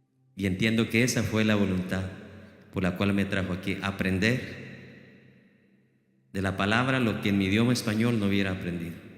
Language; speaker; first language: Spanish; native; Spanish